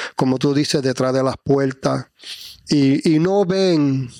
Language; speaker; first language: Spanish; early bilingual, heritage; Spanish